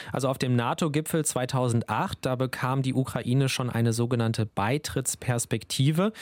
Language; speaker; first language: German; native; German